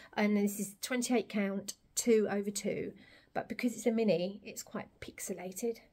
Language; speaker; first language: English; native; English